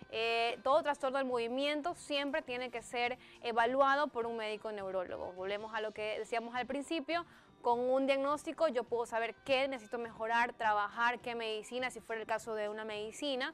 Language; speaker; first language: Spanish; native; Spanish